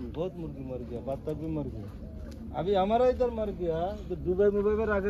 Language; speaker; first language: Hindi; non-native, learner; Bangla